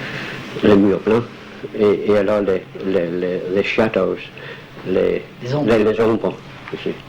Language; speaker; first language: French; non-native, fluent; Danish